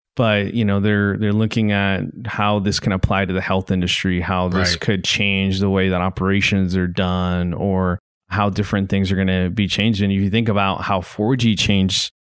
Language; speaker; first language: English; native; English